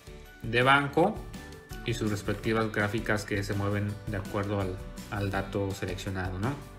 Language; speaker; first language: Spanish; native; Spanish